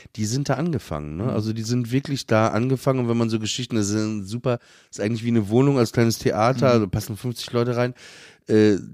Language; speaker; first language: German; native; German